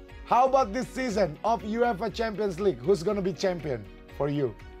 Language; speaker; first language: English; non-native, learner; Indonesian